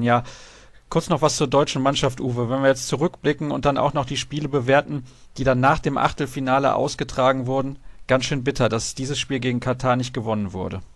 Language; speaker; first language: German; native; German